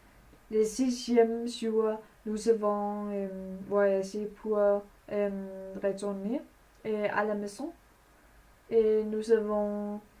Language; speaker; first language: French; non-native, learner; Danish